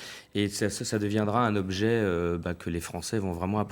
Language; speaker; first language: French; native; French